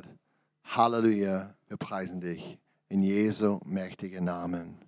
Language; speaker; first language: German; non-native, learner; English